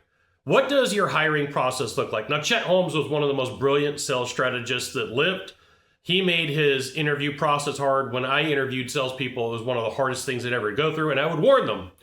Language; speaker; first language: English; native; English